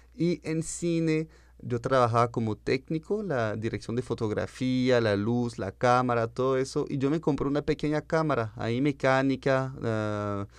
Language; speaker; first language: Spanish; early bilingual, heritage; French